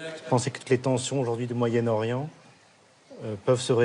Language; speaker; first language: French; native; French